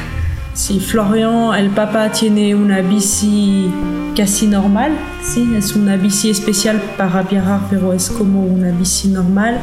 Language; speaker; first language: Spanish; non-native, learner; French